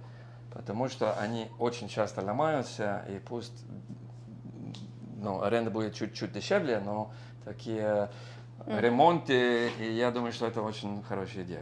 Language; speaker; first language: Russian; non-native, learner; English